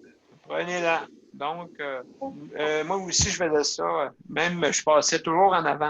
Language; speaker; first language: French; native; French